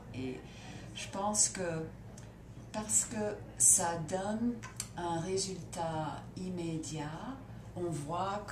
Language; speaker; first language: French; non-native, fluent; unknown